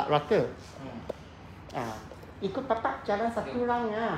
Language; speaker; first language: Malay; non-native, local second language; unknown